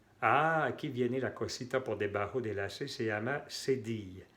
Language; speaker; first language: Spanish; non-native, fluent; French